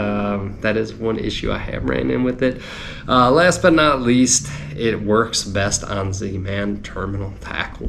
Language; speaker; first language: English; native; English